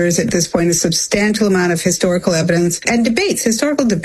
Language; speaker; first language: English; native; English